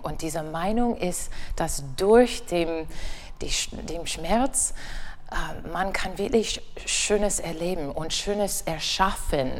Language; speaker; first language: German; non-native, learner; English